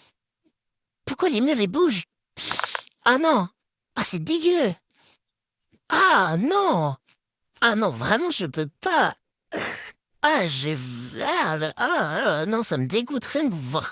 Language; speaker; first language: French; native; French